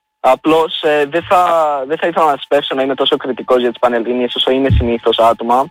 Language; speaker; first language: Greek; early bilingual, other home language; Albanian